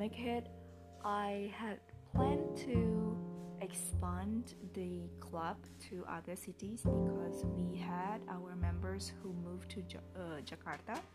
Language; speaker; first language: English; non-native, fluent; Indonesian